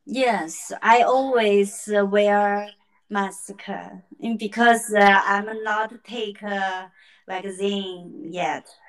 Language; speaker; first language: English; non-native, learner; Chinese